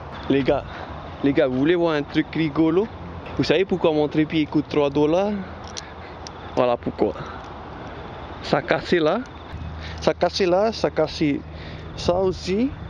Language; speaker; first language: French; native; French